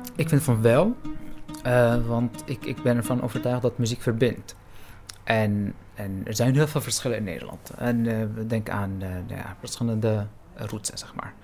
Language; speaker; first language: Dutch; non-native, fluent; Arabic